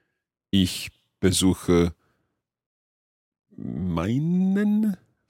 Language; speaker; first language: German; non-native, learner; English